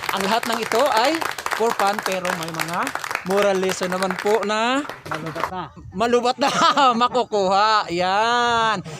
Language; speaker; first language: Filipino; non-native, local second language; Cebuano